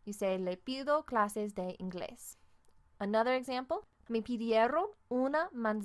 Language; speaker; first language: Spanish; non-native, fluent; English